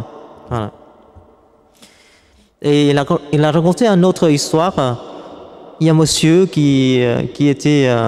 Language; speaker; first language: French; non-native, fluent; Vietnamese